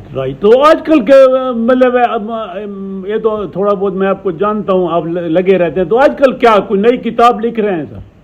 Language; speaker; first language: Urdu; non-native, local second language; Pashto